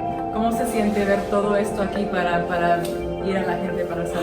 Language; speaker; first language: Spanish; non-native, learner; English